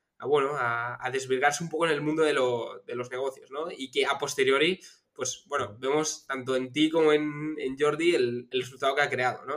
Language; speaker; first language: Spanish; native; Spanish